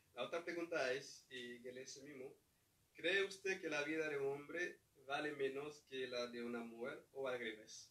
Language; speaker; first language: Spanish; non-native, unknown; Haitian Creole